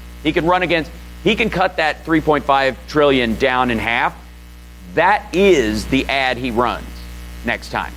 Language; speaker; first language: English; native; English